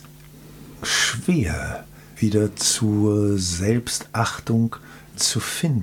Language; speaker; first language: German; native; German